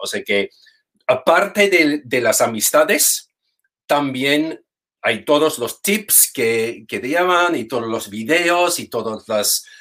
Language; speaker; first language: Spanish; non-native, fluent; English